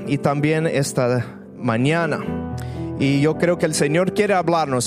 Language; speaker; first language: Spanish; early bilingual, other home language; English